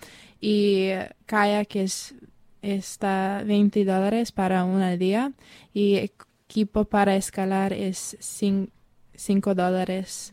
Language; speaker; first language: Spanish; non-native, learner; English